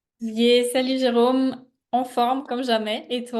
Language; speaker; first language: French; native; French